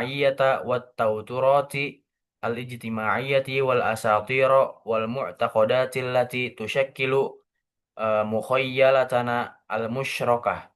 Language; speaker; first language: Arabic; non-native, learner; Indonesian